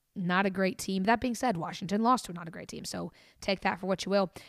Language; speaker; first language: English; native; English